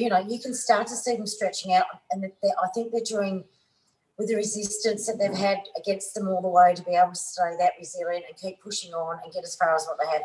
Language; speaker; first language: English; native; English